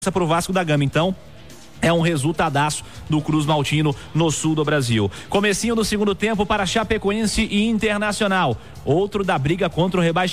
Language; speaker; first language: Portuguese; native; Portuguese